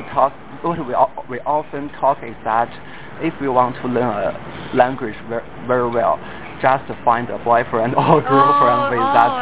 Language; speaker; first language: English; non-native, fluent; Chinese